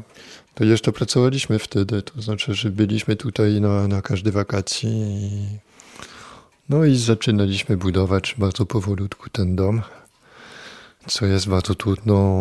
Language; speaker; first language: Polish; non-native, fluent; French